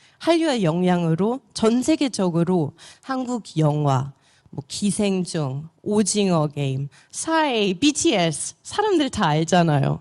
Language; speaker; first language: Korean; non-native, fluent; German